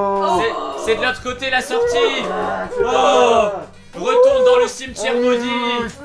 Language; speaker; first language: French; native; French